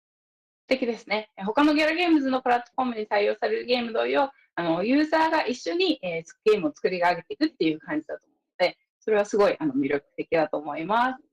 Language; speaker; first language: Japanese; native; Japanese